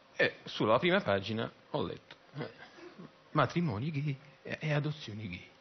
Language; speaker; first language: Italian; native; Italian